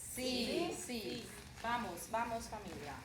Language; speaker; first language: Spanish; non-native, learner; English